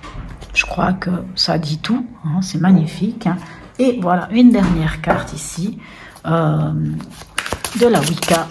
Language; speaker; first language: French; native; French